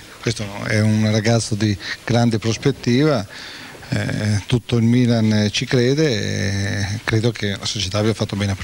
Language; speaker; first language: Italian; native; Italian